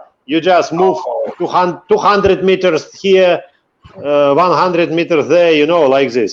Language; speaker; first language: English; non-native, fluent; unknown